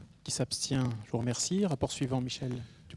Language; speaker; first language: French; native; French